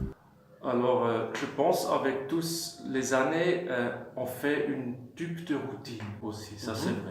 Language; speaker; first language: French; non-native, fluent; German